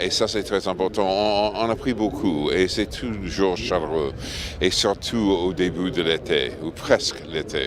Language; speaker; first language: French; non-native, fluent; English